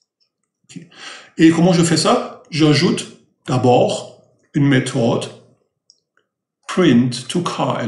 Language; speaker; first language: French; non-native, fluent; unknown